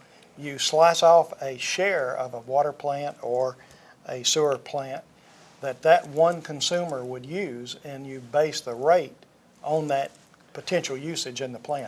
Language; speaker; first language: English; native; English